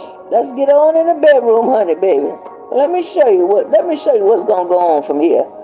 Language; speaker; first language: English; native; English